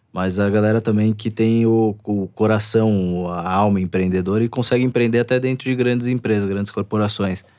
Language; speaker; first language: Portuguese; native; Portuguese